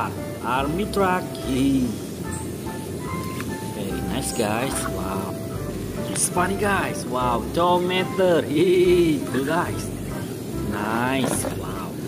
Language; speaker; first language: English; non-native, learner; Indonesian